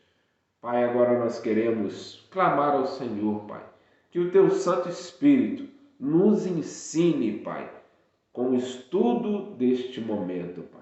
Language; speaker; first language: Portuguese; native; Portuguese